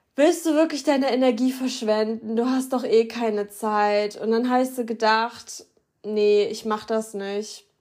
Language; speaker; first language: German; early bilingual, other home language; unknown